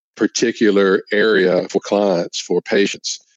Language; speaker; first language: English; native; English